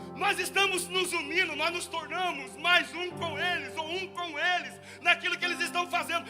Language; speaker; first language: Portuguese; native; Portuguese